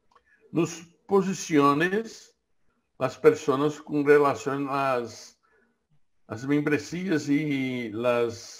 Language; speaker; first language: Spanish; non-native, learner; Portuguese